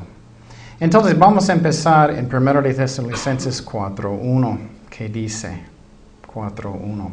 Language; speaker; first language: Spanish; non-native, fluent; English